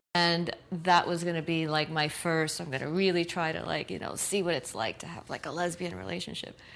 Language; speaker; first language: English; native; English